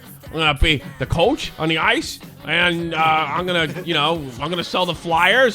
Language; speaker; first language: English; native; English